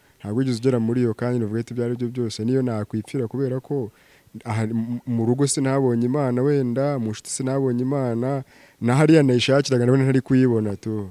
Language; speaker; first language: Kinyarwanda; native; Kinyarwanda